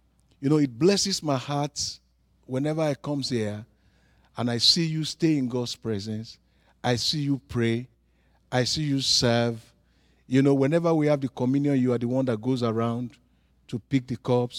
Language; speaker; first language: English; non-native, local second language; Yoruba